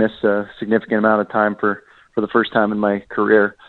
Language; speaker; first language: English; native; English